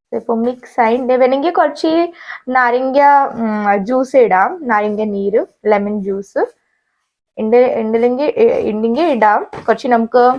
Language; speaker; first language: Malayalam; non-native, learner; Hindi